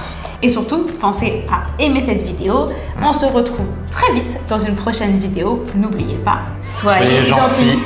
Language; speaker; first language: French; native; French